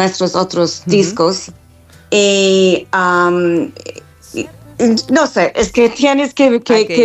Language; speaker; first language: Spanish; non-native, learner; English